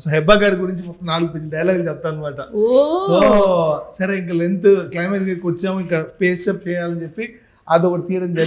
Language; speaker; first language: Telugu; native; Telugu